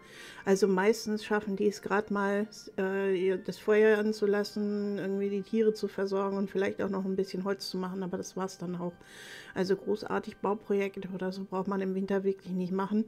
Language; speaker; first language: German; native; German